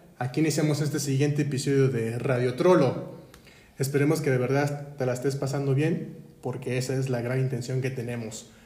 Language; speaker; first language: Spanish; native; Spanish